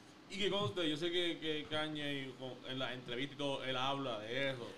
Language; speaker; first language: Spanish; early bilingual, heritage; Spanish